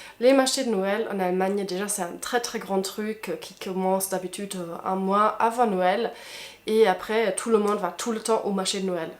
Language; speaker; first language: French; non-native, fluent; German